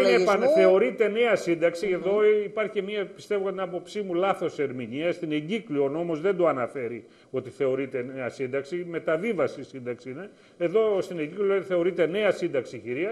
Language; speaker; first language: Greek; native; Greek